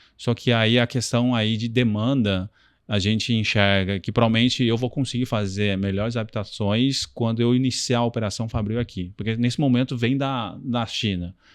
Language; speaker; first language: Portuguese; non-native, fluent; Chinese